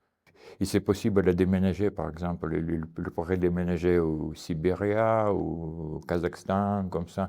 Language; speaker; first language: French; non-native, learner; Ukrainian